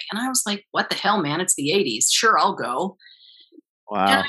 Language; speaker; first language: English; native; English